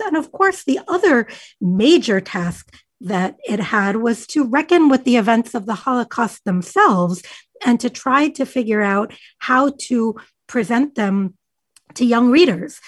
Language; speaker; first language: English; native; English